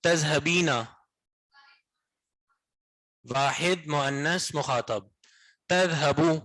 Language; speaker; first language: Arabic; non-native, fluent; Urdu